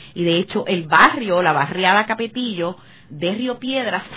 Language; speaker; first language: Spanish; native; Spanish